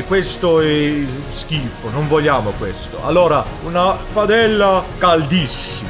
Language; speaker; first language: Italian; non-native, learner; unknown